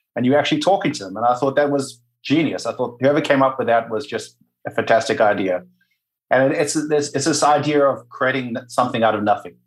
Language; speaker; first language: English; native; English